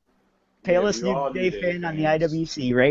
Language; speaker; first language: English; native; English